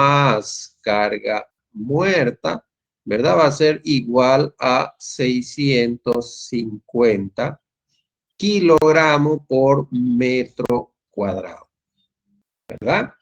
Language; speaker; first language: Spanish; native; Spanish